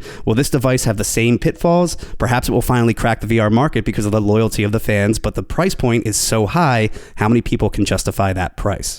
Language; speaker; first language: English; native; English